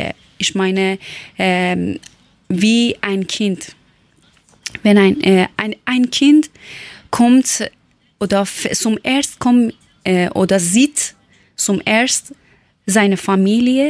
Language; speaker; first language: German; non-native, learner; Persian